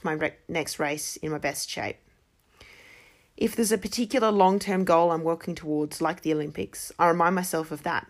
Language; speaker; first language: English; native; English